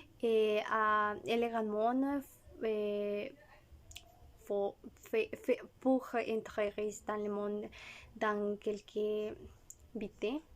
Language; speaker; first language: French; non-native, learner; Spanish